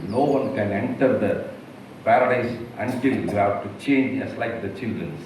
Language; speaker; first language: English; non-native, local second language; Tamil